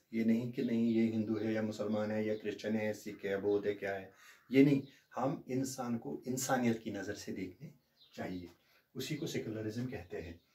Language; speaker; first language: Hindi; non-native, local second language; Kashmiri